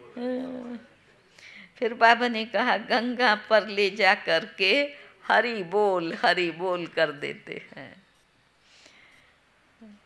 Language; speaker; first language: Hindi; non-native, local second language; Gujarati